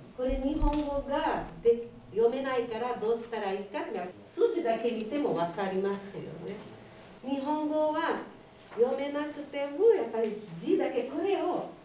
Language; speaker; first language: Japanese; non-native, fluent; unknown